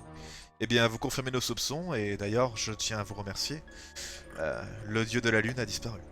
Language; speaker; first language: French; native; French